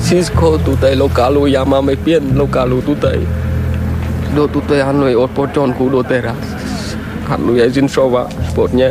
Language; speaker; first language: Polish; non-native, learner; Vietnamese